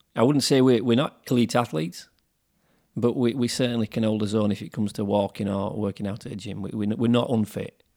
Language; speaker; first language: English; native; English